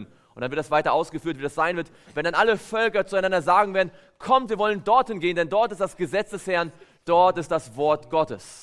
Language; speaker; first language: German; native; German